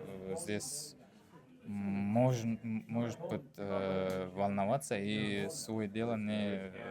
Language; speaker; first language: Russian; non-native, learner; Uzbek